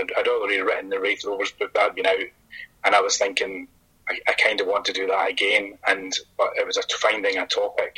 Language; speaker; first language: English; native; English